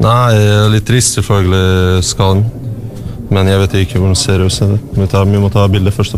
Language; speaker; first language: Norwegian; non-native, learner; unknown